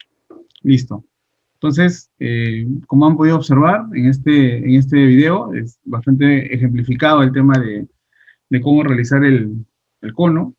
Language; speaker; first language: Spanish; native; Spanish